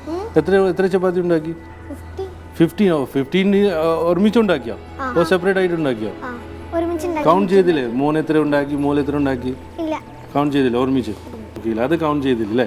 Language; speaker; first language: Malayalam; non-native, fluent; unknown